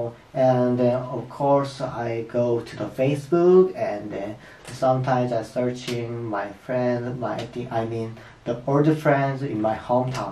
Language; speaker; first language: English; non-native, learner; Korean